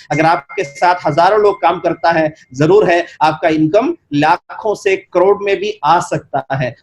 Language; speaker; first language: Hindi; non-native, local second language; Malayalam